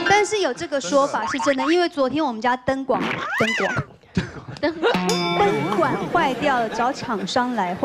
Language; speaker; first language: Chinese; native; Chinese